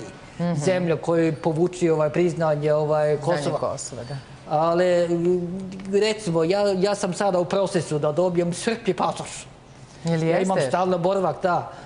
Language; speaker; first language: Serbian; non-native, learner; Norwegian